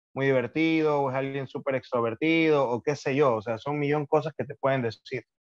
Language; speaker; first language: Spanish; native; Spanish